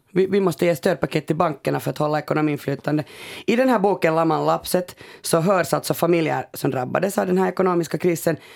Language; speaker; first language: Swedish; native; Swedish